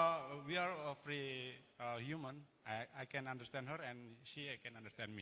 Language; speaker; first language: English; non-native, learner; Indonesian